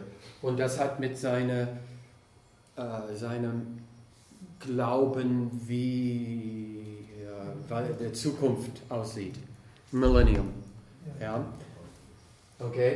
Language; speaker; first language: German; non-native, fluent; English